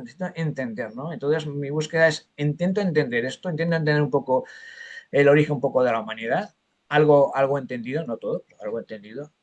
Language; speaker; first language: Spanish; native; Spanish